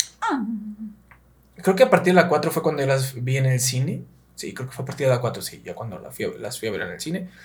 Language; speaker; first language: Spanish; native; Spanish